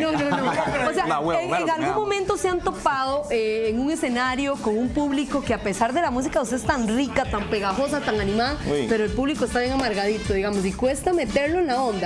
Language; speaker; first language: Spanish; native; Spanish